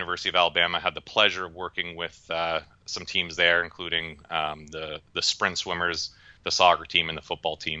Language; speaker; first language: English; native; English